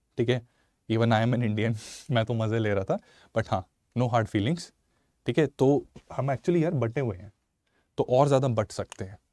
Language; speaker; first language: Hindi; native; Hindi